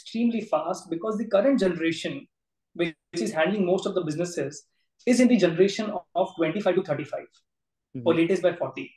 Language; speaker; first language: English; non-native, local second language; Gujarati